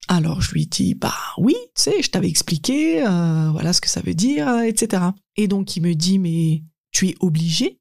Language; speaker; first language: French; native; French